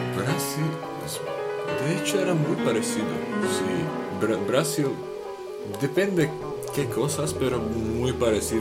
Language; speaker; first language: Spanish; non-native, fluent; Slovak